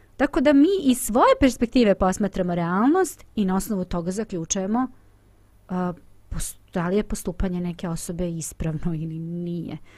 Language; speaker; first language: Bosnian; native; Bosnian